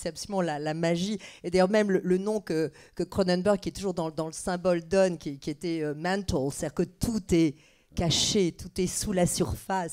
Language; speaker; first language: French; native; French